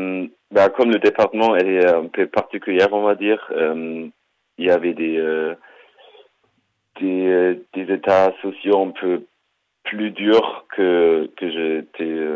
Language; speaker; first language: French; non-native, fluent; German